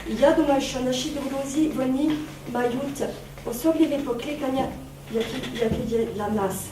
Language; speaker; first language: Ukrainian; non-native, fluent; French